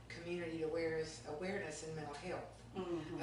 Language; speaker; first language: English; native; English